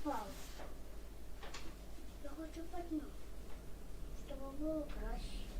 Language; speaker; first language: Russian; early bilingual, other home language; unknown